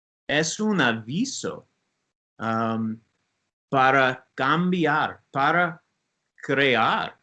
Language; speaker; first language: Spanish; non-native, learner; English